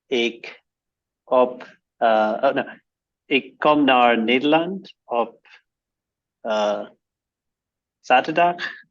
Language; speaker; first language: Dutch; non-native, learner; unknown